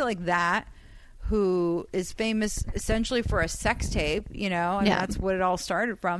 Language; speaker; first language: English; non-native, fluent; Persian